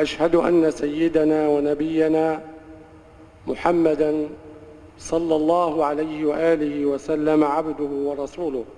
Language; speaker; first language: Arabic; native; Arabic